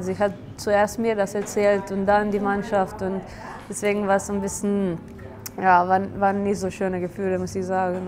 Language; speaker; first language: German; non-native, fluent; Slovenian